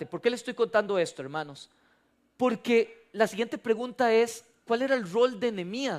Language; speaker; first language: Spanish; native; Spanish